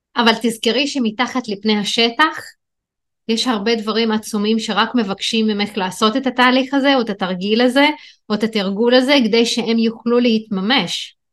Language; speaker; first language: Hebrew; non-native, local second language; Arabic